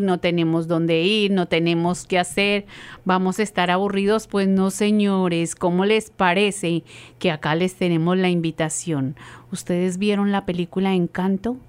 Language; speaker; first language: Spanish; native; Spanish